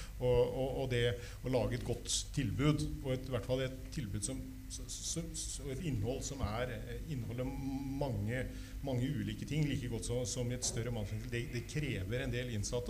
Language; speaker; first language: Norwegian; native; Norwegian